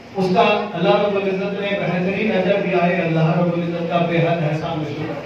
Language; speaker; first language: Urdu; native; Urdu